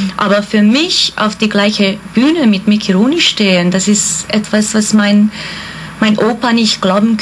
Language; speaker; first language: German; non-native, fluent; Hungarian